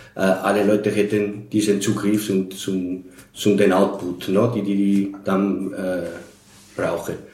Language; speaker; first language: German; non-native, fluent; Spanish